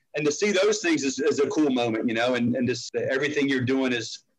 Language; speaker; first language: English; native; English